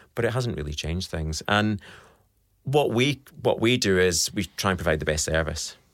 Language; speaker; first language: English; native; English